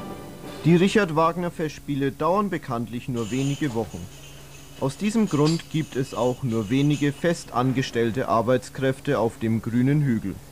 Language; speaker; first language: German; native; German